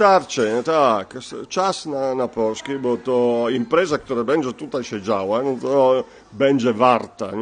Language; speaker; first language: Polish; non-native, fluent; Italian